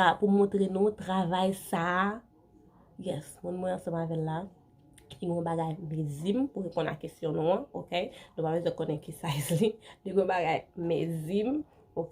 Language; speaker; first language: French; non-native, learner; Haitian Creole